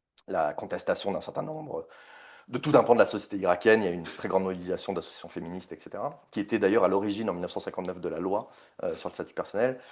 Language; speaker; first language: French; native; French